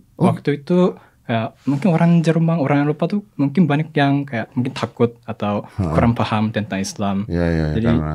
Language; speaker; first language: Indonesian; non-native, fluent; Japanese